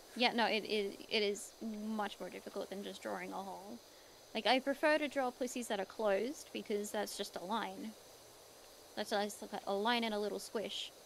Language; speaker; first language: English; native; English